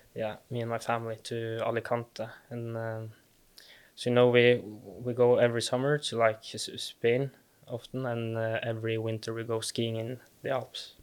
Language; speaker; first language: English; non-native, fluent; Norwegian